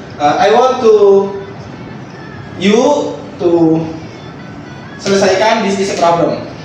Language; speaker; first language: English; non-native, learner; Indonesian